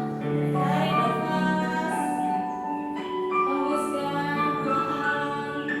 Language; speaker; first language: Indonesian; native; Indonesian